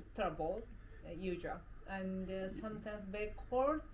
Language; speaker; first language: English; non-native, learner; Japanese